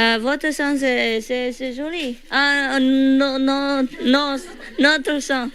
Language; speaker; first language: French; non-native, learner; Vietnamese